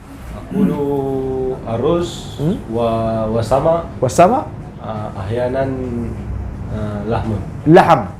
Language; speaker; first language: Arabic; non-native, learner; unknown